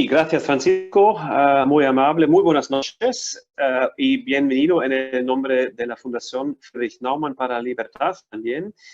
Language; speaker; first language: Spanish; non-native, fluent; German